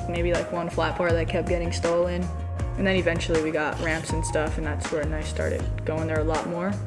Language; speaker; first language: English; native; English